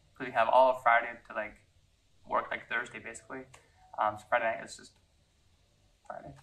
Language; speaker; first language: English; native; English